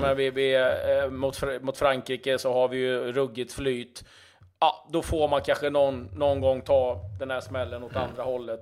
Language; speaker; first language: Swedish; native; Swedish